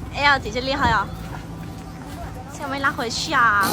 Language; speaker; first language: Chinese; non-native, learner; Vietnamese